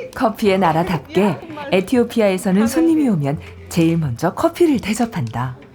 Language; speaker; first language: Korean; native; Korean